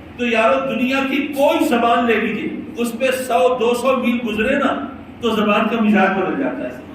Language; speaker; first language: Urdu; native; Urdu